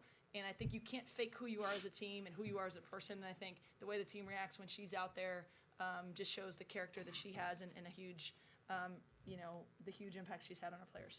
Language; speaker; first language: English; native; English